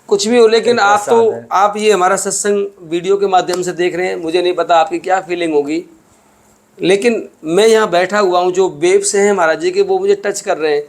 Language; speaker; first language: Hindi; native; Hindi